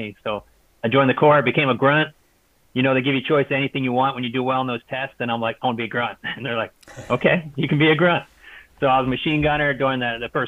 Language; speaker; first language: English; native; English